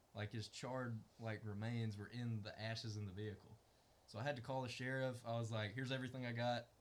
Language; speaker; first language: English; native; English